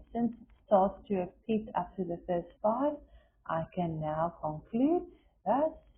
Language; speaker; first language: English; non-native, local second language; Afrikaans